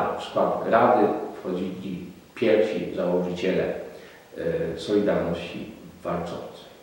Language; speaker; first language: Polish; native; Polish